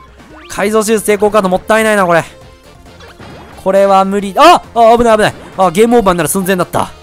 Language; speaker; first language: Japanese; native; Japanese